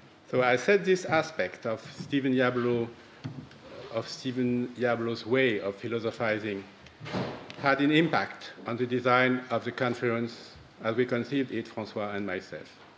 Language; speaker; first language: English; non-native, fluent; French